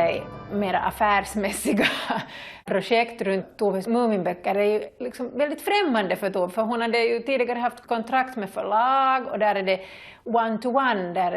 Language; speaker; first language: Swedish; native; Swedish